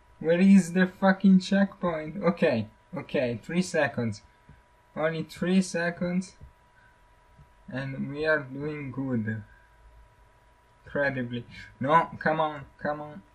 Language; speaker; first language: English; non-native, learner; Italian